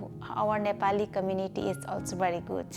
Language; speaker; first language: English; non-native, learner; Nepali